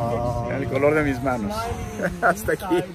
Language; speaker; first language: Spanish; native; Spanish